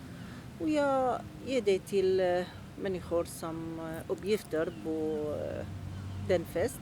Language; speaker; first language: Swedish; non-native, learner; Arabic